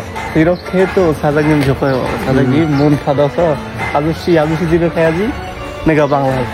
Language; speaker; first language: Korean; non-native, learner; Bangla